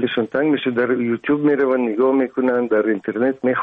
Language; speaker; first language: Persian; non-native, local second language; Russian